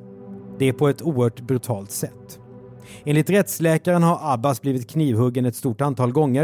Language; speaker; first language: Swedish; native; Swedish